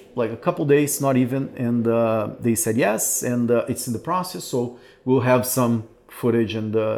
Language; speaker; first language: English; non-native, fluent; Portuguese